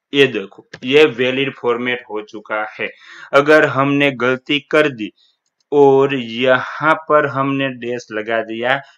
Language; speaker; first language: Hindi; non-native, local second language; Gujarati